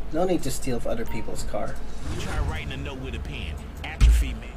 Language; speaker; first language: English; non-native, local second language; Cebuano